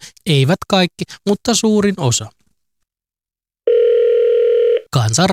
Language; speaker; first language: Finnish; native; Finnish